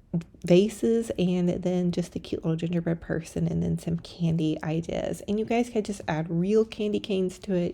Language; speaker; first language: English; native; English